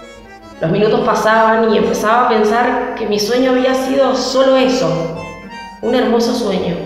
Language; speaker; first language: Spanish; native; Spanish